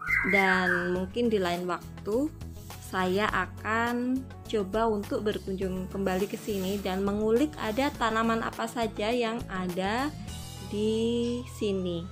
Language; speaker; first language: Indonesian; native; Indonesian